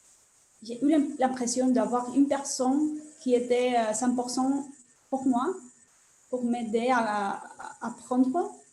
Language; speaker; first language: French; non-native, learner; Spanish